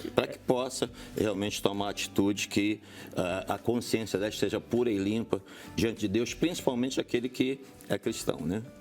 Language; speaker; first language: Portuguese; native; Portuguese